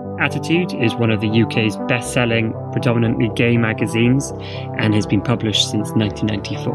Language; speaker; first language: English; native; English